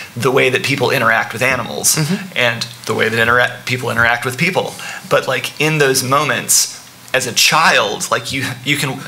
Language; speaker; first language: English; native; English